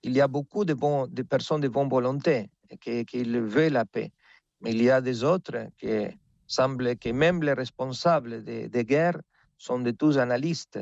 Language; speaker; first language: French; non-native, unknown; Spanish